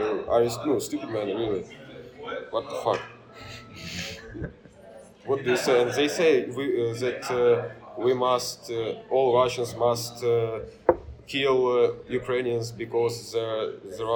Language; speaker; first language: English; non-native, learner; Ukrainian